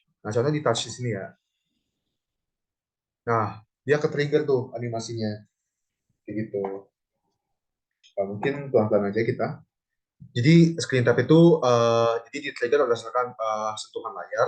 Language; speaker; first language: Indonesian; native; Indonesian